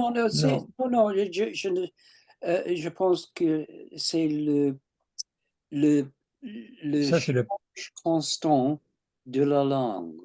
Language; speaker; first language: French; non-native, fluent; English